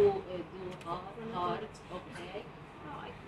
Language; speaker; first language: English; non-native, learner; Arabic